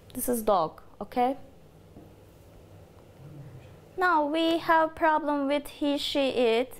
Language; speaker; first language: English; non-native, fluent; Turkish